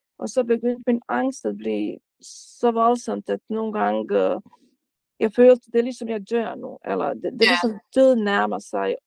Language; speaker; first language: Danish; non-native, fluent; Bosnian